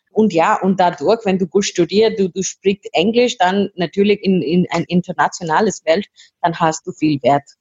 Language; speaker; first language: German; non-native, learner; Hindi